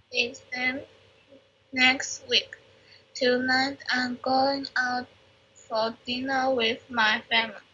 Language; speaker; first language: English; non-native, learner; Chinese